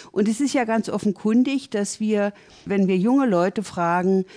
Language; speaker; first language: German; native; German